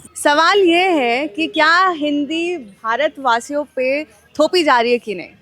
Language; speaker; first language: Hindi; non-native, local second language; Bangla